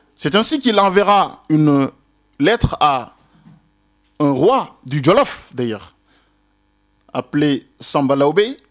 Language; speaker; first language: French; non-native, local second language; Wolof